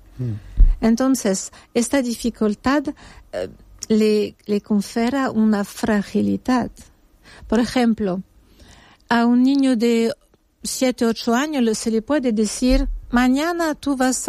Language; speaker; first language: Spanish; non-native, fluent; French